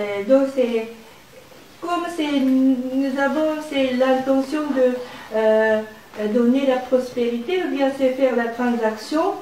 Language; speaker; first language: French; non-native, learner; Japanese